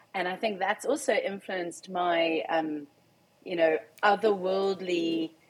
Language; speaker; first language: English; native; English